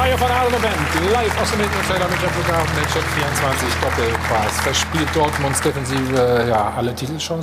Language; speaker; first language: German; native; German